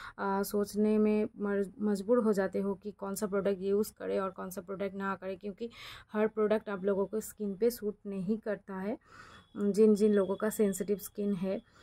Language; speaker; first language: Hindi; non-native, local second language; Bangla